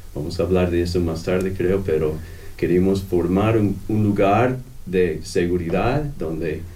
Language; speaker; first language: Spanish; non-native, fluent; English